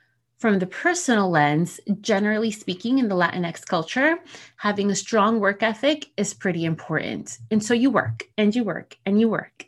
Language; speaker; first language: English; early bilingual, other home language; Spanish